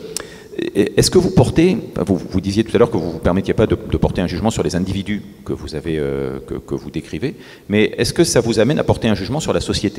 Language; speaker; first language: French; native; French